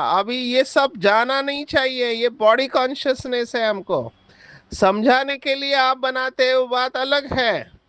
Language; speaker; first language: Hindi; non-native, local second language; Marathi